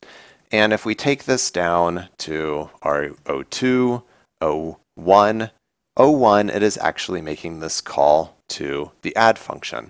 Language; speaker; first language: English; native; English